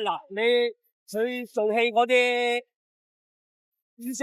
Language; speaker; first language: Cantonese; native; Cantonese